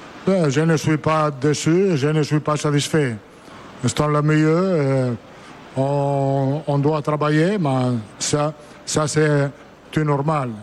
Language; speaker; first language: French; non-native, learner; Italian